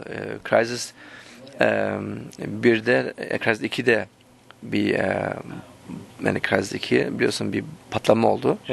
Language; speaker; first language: Turkish; early bilingual, heritage; Turkish